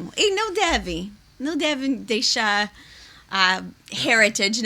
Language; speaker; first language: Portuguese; non-native, learner; English